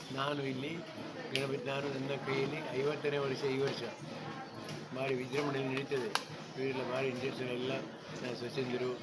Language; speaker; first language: Kannada; native; Kannada